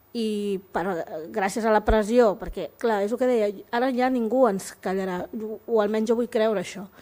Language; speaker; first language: Catalan; native; Catalan